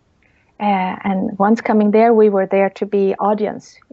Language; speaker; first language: English; non-native, fluent; Swedish